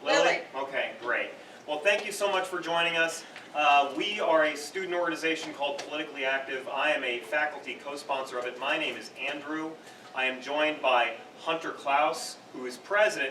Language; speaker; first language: English; native; English